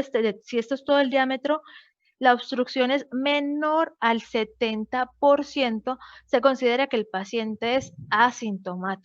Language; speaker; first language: Spanish; native; Spanish